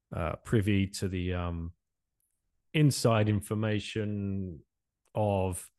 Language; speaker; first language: English; native; English